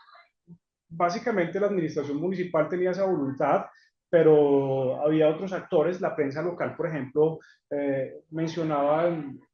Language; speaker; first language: Spanish; native; Spanish